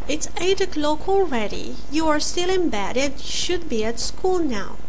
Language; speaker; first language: English; non-native, fluent; Romanian